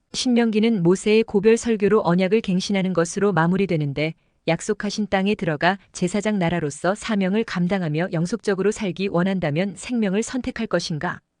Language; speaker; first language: Korean; native; Korean